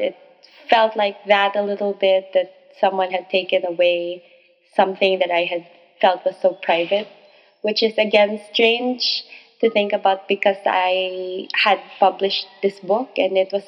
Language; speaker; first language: English; non-native, local second language; Filipino